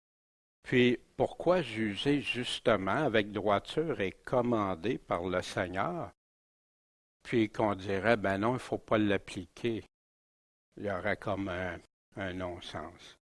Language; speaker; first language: French; native; French